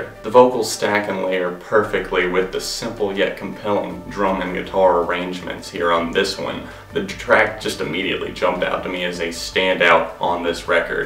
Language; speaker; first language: English; native; English